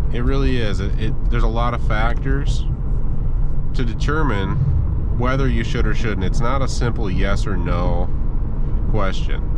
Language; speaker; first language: English; native; English